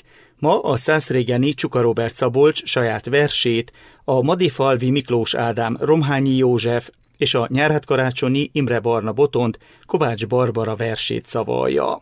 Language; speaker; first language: Hungarian; native; Hungarian